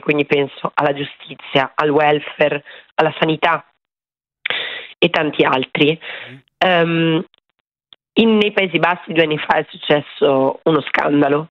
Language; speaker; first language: Italian; native; Italian